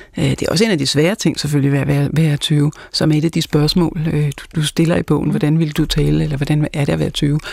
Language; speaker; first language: Danish; native; Danish